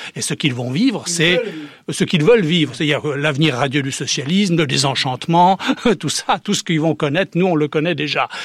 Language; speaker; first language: French; early bilingual, heritage; Czech